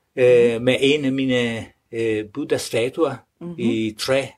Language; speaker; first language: Danish; non-native, fluent; Italian